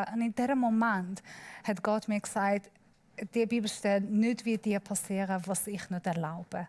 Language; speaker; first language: German; non-native, learner; Persian